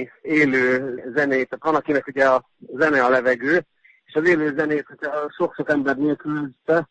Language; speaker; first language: Hungarian; native; Hungarian